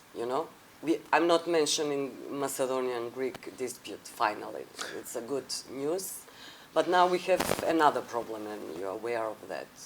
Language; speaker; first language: English; non-native, fluent; Macedonian